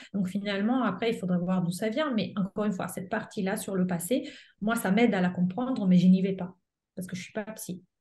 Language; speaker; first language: French; non-native, fluent; Italian